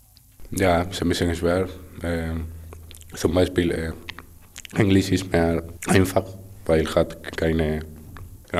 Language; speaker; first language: German; non-native, learner; Spanish